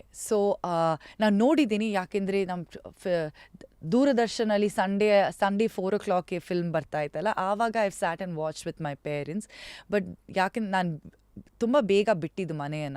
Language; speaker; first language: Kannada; non-native, local second language; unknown